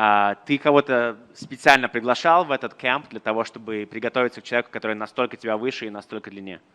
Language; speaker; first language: Russian; native; Russian